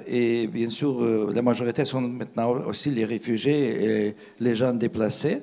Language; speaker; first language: French; non-native, fluent; Russian